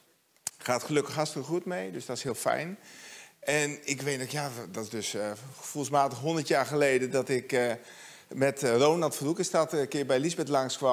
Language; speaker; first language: Dutch; native; Dutch